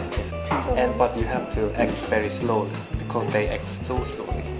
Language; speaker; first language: English; non-native, learner; Korean